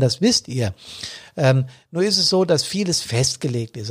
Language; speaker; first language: German; native; German